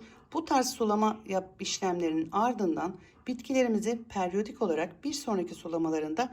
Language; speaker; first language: Turkish; native; Turkish